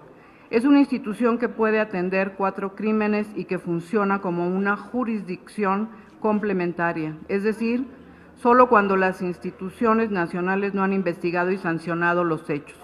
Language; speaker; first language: Spanish; native; Spanish